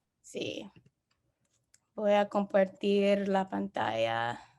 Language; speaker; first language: Spanish; non-native, learner; English